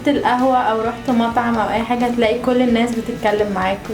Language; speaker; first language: Arabic; native; Arabic